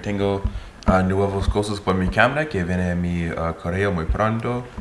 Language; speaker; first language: Spanish; non-native, learner; English